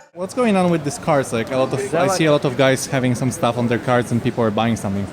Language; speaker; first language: English; non-native, fluent; Polish